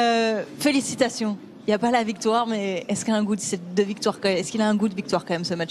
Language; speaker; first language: French; native; French